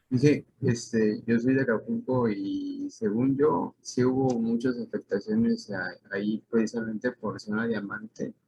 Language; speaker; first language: Spanish; native; Spanish